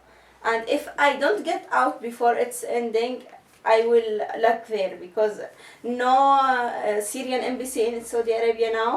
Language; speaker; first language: English; non-native, learner; Arabic